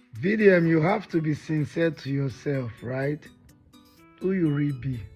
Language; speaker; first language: Nigerian Pidgin; native; Nigerian Pidgin